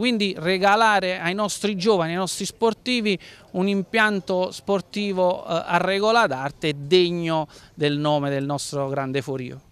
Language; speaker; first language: Italian; native; Italian